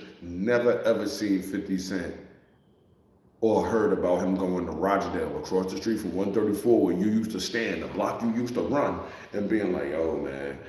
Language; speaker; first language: English; native; English